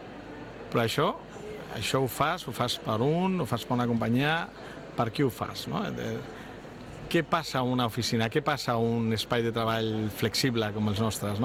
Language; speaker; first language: Catalan; non-native, local second language; Spanish